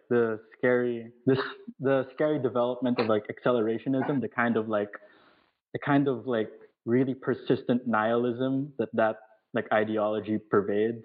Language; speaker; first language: English; non-native, local second language; Filipino